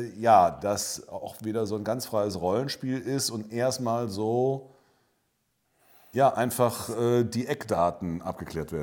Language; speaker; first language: German; native; German